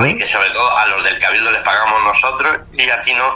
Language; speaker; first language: Spanish; native; Spanish